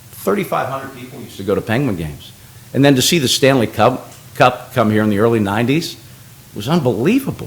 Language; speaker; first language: English; native; English